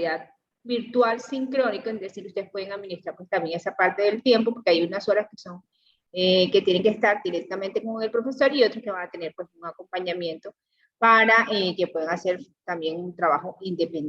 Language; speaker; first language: Spanish; native; Spanish